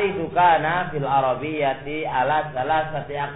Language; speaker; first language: Arabic; non-native, fluent; Javanese